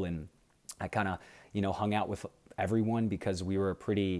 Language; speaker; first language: English; native; English